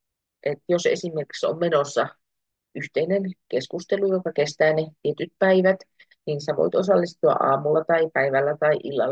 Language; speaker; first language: Finnish; native; Finnish